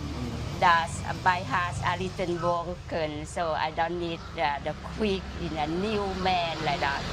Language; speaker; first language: English; non-native, learner; Thai